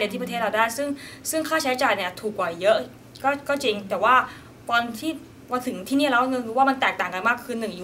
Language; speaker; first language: Thai; native; Thai